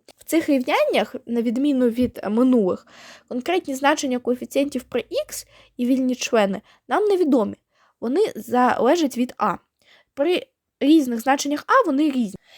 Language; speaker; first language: Ukrainian; native; Ukrainian